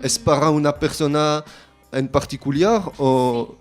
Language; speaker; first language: Spanish; non-native, learner; French